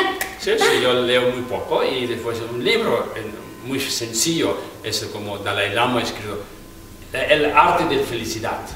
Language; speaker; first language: Spanish; non-native, fluent; Tibetan